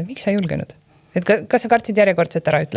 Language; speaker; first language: Estonian; native; Estonian